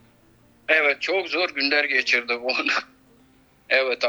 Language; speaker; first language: Turkish; non-native, fluent; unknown